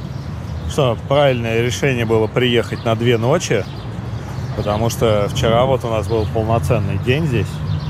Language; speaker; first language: Russian; native; Russian